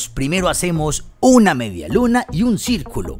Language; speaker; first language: Spanish; native; Spanish